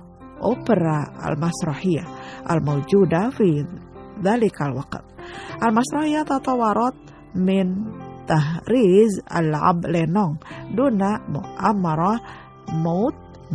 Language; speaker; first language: Arabic; non-native, fluent; Indonesian